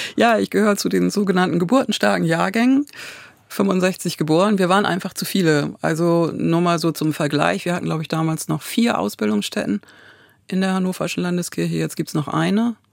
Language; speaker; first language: German; native; German